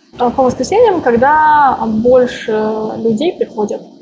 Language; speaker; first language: Russian; native; Russian